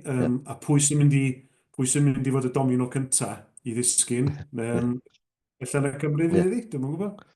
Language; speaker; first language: Welsh; native; Welsh